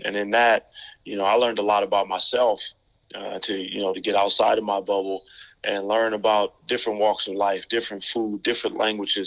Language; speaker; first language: English; native; English